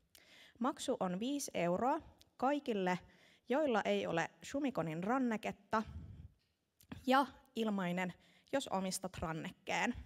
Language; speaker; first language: Finnish; native; Finnish